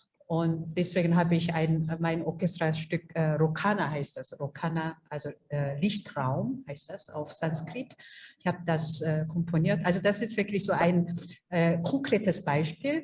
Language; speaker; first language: German; non-native, fluent; Korean